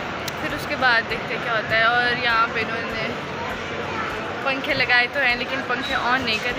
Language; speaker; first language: Hindi; native; Hindi